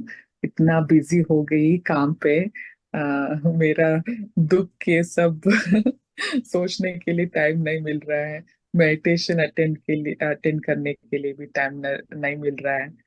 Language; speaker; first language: Hindi; non-native, local second language; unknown